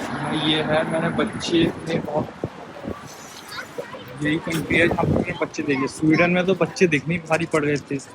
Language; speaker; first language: Hindi; native; Hindi